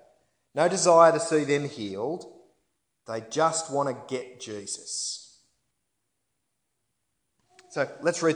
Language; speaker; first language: English; native; English